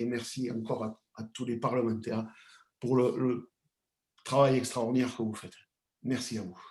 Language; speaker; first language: French; native; French